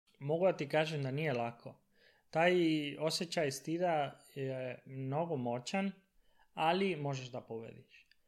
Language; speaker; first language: Serbian; non-native, learner; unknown